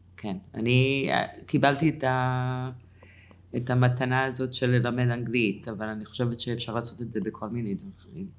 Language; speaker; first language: Hebrew; non-native, fluent; English